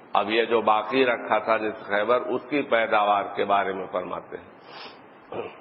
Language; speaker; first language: Urdu; native; Urdu